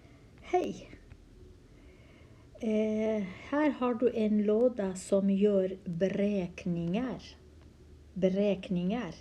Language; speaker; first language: Swedish; non-native, fluent; Central Kurdish